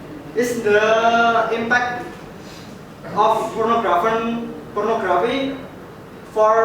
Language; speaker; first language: English; non-native, learner; Indonesian